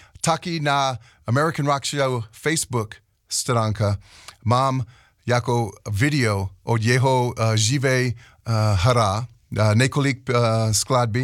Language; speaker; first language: Czech; non-native, learner; English